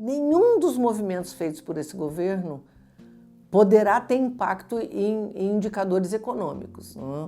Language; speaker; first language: Portuguese; native; Portuguese